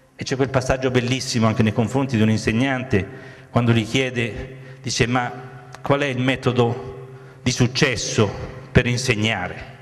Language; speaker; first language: Italian; native; Italian